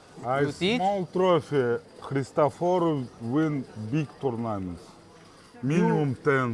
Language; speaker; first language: English; non-native, learner; Russian